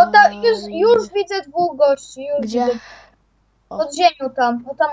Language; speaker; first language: Polish; native; Polish